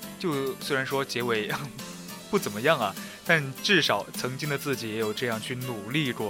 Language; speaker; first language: Chinese; native; Chinese